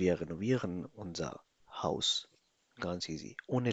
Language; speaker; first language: German; non-native, fluent; Urdu